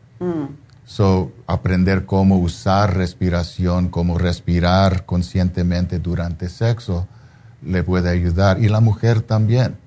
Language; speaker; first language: Spanish; non-native, fluent; English